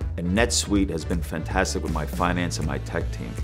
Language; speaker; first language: English; native; English